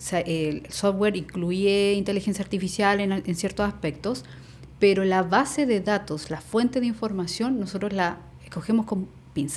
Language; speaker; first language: Spanish; native; Spanish